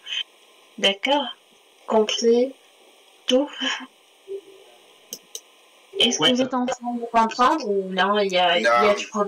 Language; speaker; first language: French; non-native, local second language; Arabic